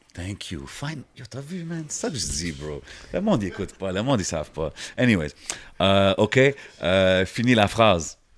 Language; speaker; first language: French; native; French